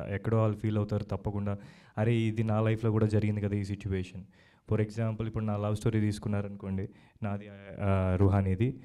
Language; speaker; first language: Telugu; native; Telugu